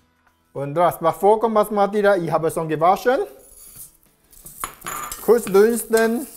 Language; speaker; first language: German; non-native, learner; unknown